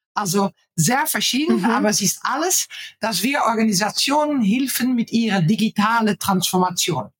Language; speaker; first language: German; non-native, fluent; Dutch